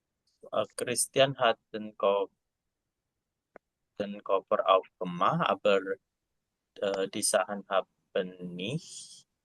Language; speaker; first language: German; non-native, learner; Indonesian